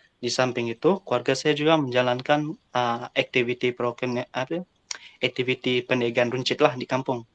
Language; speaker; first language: Malay; non-native, local second language; Central Dusun